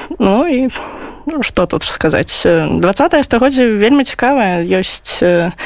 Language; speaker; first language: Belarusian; non-native, local second language; Russian